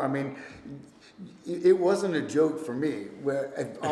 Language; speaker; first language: English; native; English